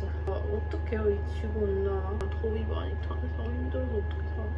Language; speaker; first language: Korean; native; Korean